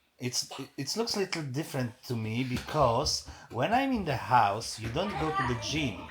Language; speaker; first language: English; non-native, learner; Polish